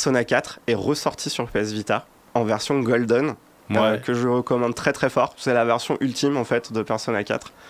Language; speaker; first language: French; native; French